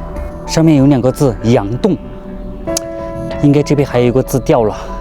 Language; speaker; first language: Chinese; native; Chinese